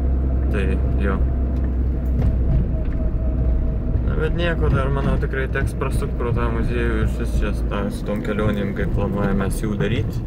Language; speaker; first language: Lithuanian; native; Lithuanian